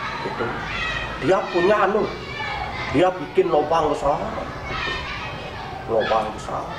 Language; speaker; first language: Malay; non-native, local second language; Balinese